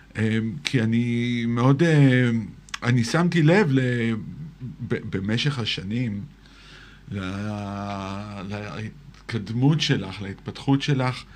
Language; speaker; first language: Hebrew; native; Hebrew